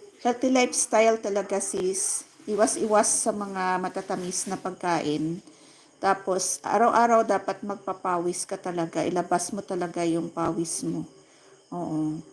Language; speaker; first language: Filipino; non-native, local second language; Hiligaynon